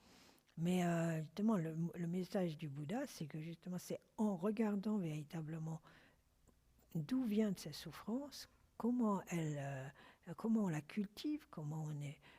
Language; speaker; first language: French; native; French